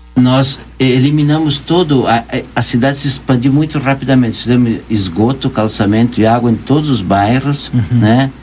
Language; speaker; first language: Portuguese; native; Portuguese